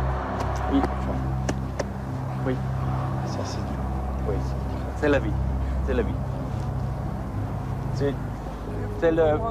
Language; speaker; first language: French; non-native, learner; Danish